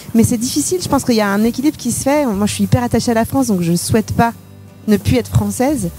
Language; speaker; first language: French; native; French